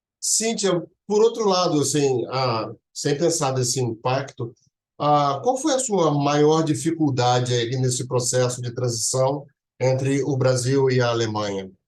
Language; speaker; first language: Portuguese; native; Portuguese